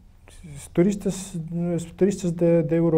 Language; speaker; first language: Portuguese; non-native, learner; Ukrainian